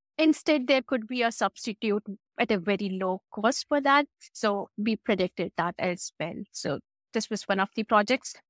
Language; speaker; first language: English; non-native, local second language; Hindi